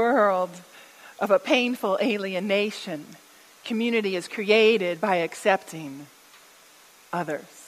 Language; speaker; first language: English; native; English